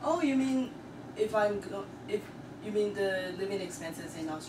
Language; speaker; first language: English; non-native, learner; Chinese